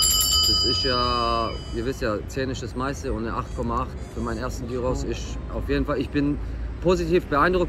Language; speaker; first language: German; native; German